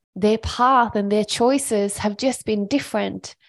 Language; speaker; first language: English; non-native, fluent; Swedish